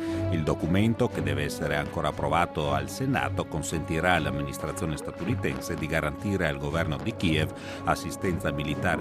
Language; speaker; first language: Italian; native; Italian